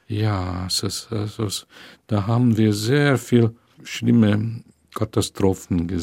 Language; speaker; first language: German; non-native, fluent; Hungarian